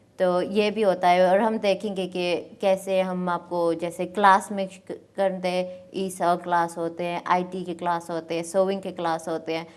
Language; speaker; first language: Urdu; early bilingual, heritage; Urdu